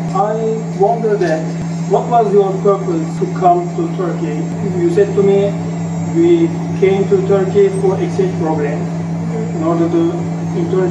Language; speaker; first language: English; non-native, learner; Turkish